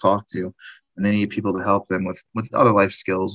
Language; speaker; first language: English; native; English